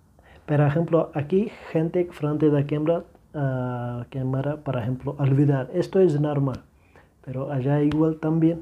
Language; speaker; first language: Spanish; non-native, learner; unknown